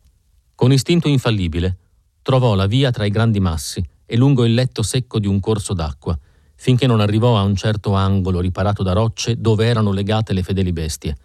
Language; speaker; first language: Italian; native; Italian